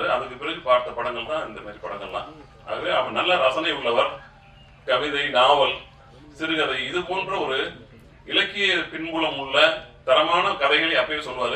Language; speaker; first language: Tamil; native; Tamil